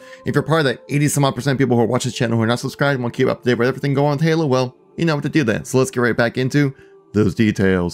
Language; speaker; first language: English; native; English